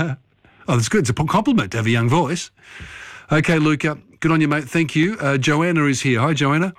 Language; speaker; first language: English; native; English